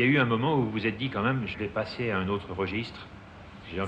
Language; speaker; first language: French; native; French